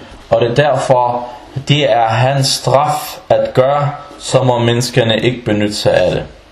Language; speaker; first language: Danish; early bilingual, other home language; Arabic